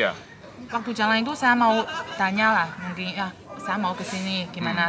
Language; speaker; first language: Indonesian; non-native, fluent; Chinese